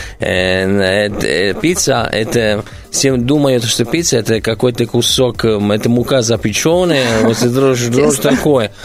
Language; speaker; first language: Russian; non-native, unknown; Italian